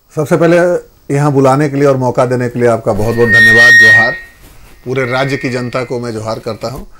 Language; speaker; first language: Hindi; native; Hindi